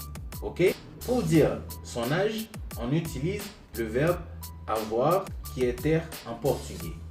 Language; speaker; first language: French; non-native, local second language; Haitian Creole